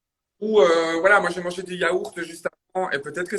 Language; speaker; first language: French; native; French